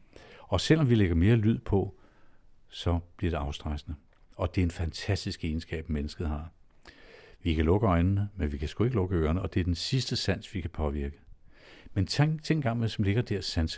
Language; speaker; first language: Danish; native; Danish